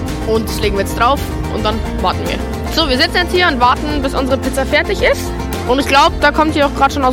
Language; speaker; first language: German; native; German